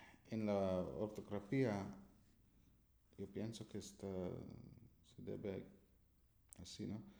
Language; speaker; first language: Spanish; non-native, learner; English